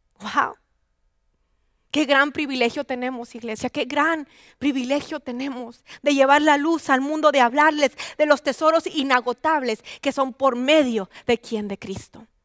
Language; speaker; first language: Spanish; native; Spanish